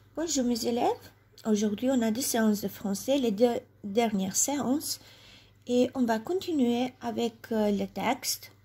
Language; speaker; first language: French; non-native, fluent; Albanian